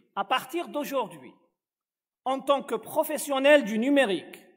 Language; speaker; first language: French; non-native, local second language; Arabic